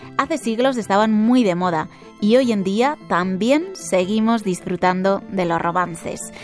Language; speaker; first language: Spanish; native; Spanish